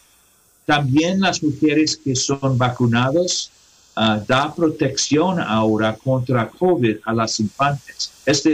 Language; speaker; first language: Spanish; non-native, learner; English